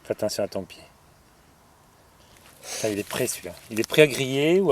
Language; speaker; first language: French; native; French